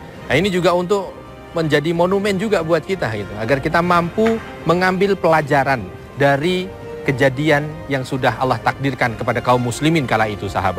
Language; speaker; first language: Indonesian; native; Indonesian